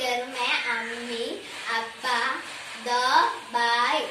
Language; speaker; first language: Urdu; non-native, local second language; Malayalam